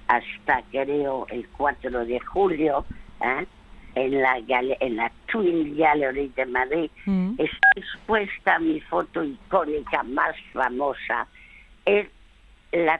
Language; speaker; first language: Spanish; early bilingual, other home language; French